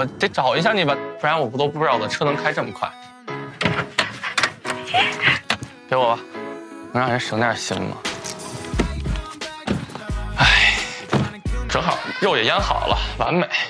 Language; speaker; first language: Chinese; native; Chinese